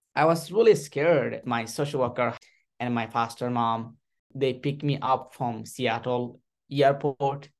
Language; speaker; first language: English; non-native, fluent; Burmese